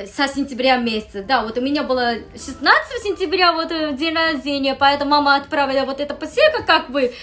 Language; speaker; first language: Russian; non-native, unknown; Japanese